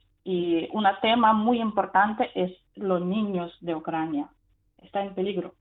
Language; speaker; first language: Spanish; non-native, fluent; Ukrainian